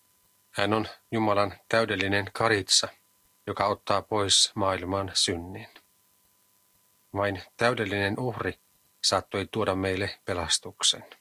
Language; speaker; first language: Finnish; native; Finnish